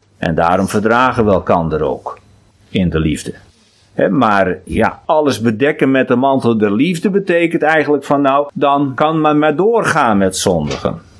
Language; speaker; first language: Dutch; non-native, local second language; Western Frisian